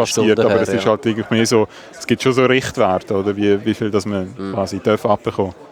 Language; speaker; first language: German; native; German